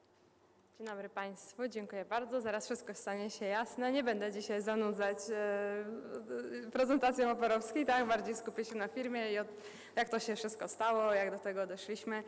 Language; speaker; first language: Polish; native; Polish